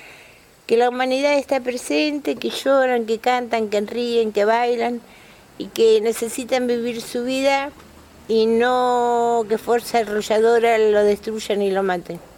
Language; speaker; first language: Spanish; native; Spanish